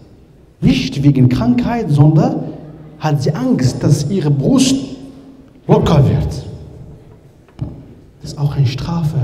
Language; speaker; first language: German; non-native, learner; Arabic